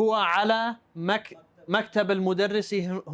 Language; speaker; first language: Arabic; non-native, fluent; English